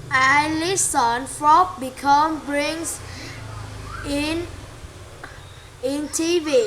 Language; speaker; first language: English; non-native, learner; Vietnamese